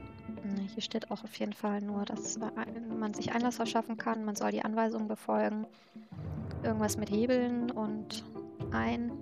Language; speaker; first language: German; native; German